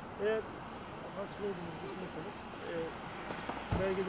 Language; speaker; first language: Turkish; native; Turkish